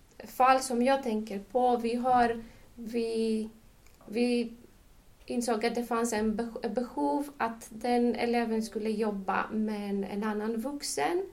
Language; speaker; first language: Swedish; non-native, fluent; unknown